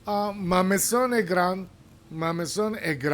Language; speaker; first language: French; non-native, fluent; Spanish